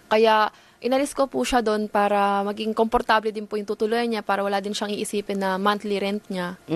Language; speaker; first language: Filipino; native; Filipino